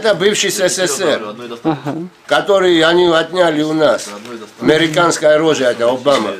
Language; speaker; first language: Russian; non-native, learner; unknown